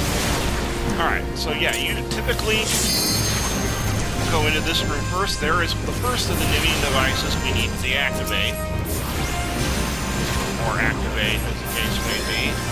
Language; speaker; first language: English; native; English